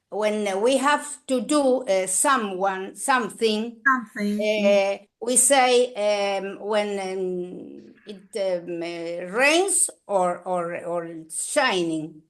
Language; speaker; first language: English; non-native, learner; Spanish